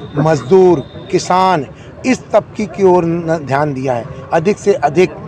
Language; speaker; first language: Hindi; native; Hindi